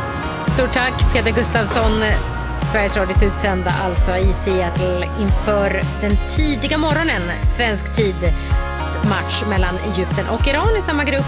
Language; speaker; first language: Swedish; native; Swedish